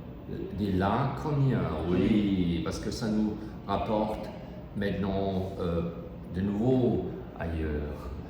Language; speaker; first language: French; non-native, learner; German